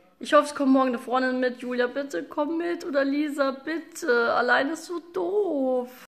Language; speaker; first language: German; early bilingual, other home language; Russian